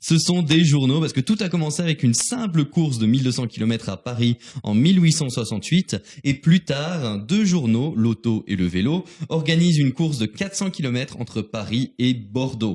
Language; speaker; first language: French; native; French